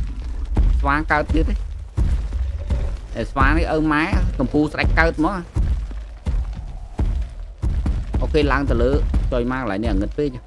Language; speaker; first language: Khmer; native; Khmer